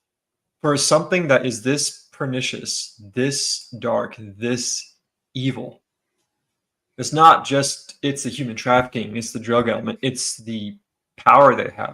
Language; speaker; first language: English; native; English